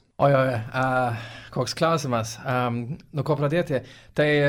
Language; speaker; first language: Lithuanian; non-native, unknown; Swedish